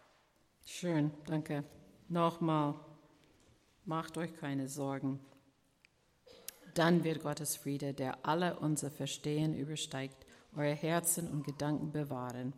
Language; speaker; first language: German; non-native, fluent; English